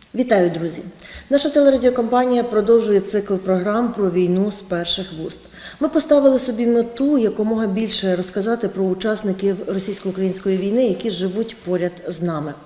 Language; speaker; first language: Ukrainian; native; Ukrainian